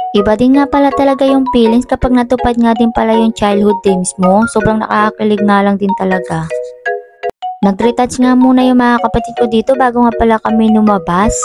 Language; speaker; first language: Filipino; native; Filipino